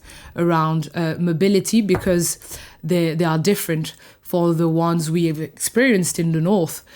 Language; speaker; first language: English; non-native, fluent; French